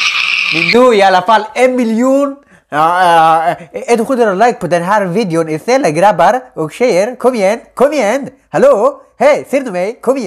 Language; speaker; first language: Swedish; non-native, local second language; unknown